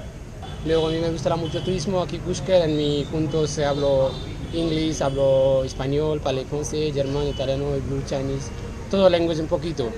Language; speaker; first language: Spanish; non-native, learner; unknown